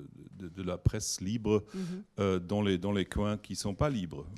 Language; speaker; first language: French; non-native, learner; German